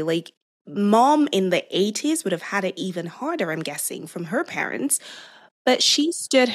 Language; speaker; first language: English; non-native, local second language; Yoruba